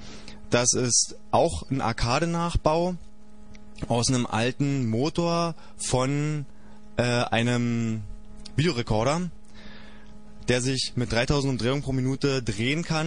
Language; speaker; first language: German; native; German